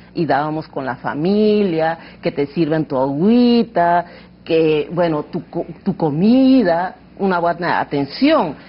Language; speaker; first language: Spanish; non-native, local second language; Quechua